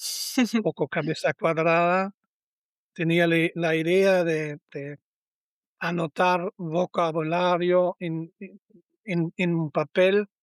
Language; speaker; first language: Spanish; non-native, learner; German